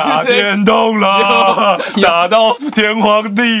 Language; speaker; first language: Chinese; native; Chinese